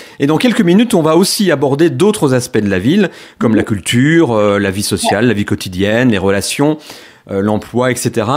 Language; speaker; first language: French; native; French